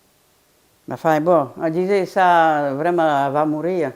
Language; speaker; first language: French; non-native, fluent; Polish